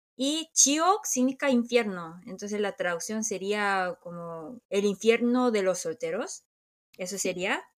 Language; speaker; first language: Spanish; non-native, fluent; Korean